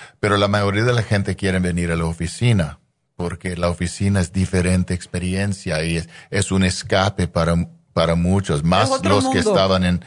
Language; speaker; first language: Spanish; non-native, fluent; English